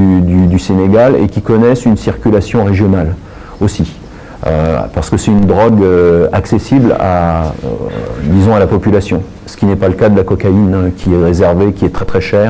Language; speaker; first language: French; native; French